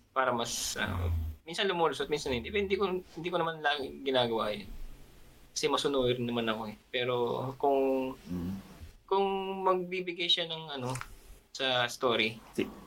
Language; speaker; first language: Filipino; non-native, local second language; Pangasinan